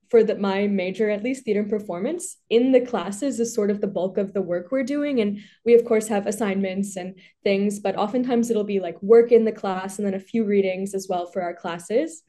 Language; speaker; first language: English; native; English